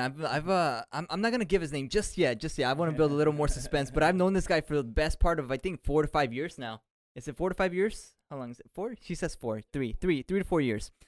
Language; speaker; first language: English; early bilingual, other home language; Spanish